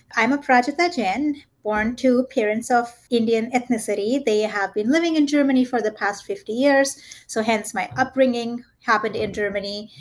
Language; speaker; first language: English; early bilingual, heritage; German